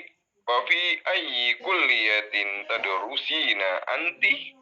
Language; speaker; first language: Arabic; non-native, learner; Indonesian